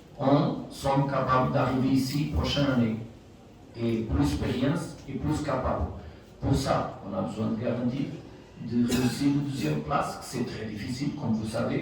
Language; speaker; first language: French; non-native, fluent; Portuguese